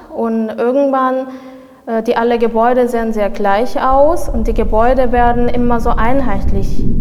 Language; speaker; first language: German; non-native, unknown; Korean